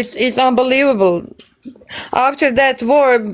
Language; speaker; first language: English; non-native, learner; Bosnian